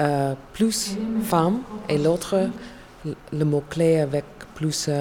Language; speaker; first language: French; non-native, learner; English